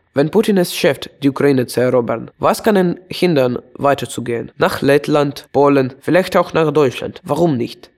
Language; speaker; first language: German; non-native, fluent; Russian